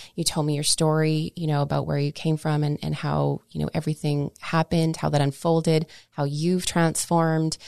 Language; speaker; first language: English; native; English